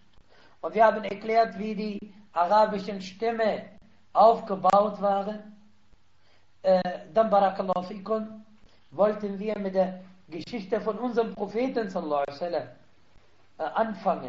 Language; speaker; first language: German; non-native, fluent; Arabic